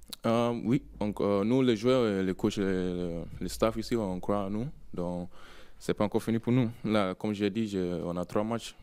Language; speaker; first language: French; non-native, learner; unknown